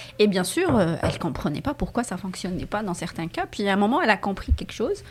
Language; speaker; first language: French; non-native, local second language; Arabic